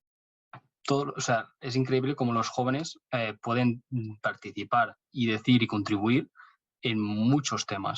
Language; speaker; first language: Spanish; native; Spanish